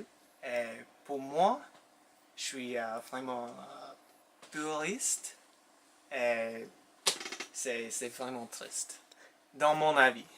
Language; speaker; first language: French; non-native, local second language; English